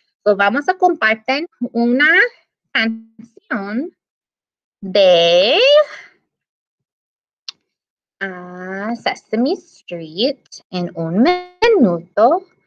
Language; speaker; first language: Spanish; non-native, learner; English